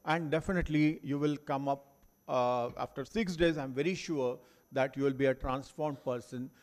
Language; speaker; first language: English; non-native, local second language; Marathi